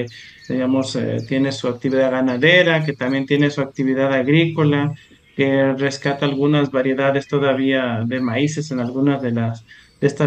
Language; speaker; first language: Spanish; native; Spanish